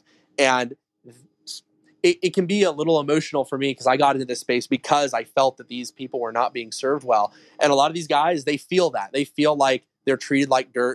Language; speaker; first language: English; native; English